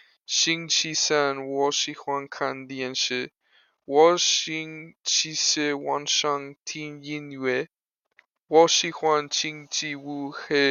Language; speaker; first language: Chinese; non-native, learner; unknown